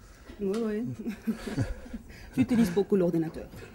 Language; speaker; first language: French; non-native, local second language; German